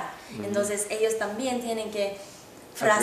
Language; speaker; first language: Spanish; non-native, fluent; Finnish